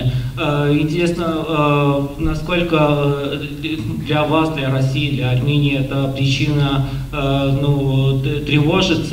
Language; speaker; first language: Russian; non-native, local second language; Armenian